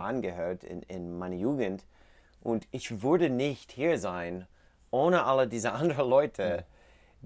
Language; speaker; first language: German; non-native, learner; English